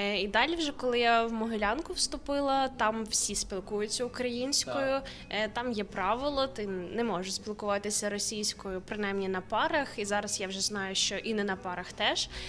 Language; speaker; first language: Ukrainian; native; Ukrainian